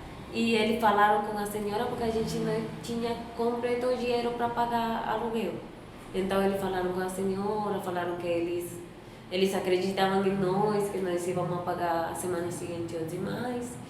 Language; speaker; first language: Portuguese; non-native, fluent; Spanish